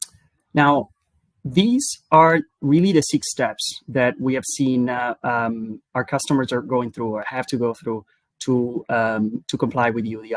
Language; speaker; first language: English; non-native, fluent; Italian